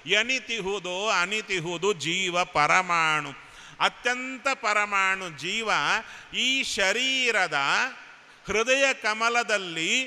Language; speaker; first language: Kannada; native; Kannada